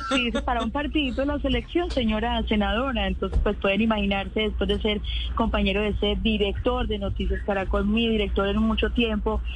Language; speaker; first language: Spanish; native; Spanish